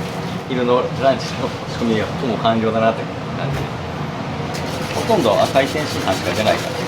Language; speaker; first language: Japanese; native; Japanese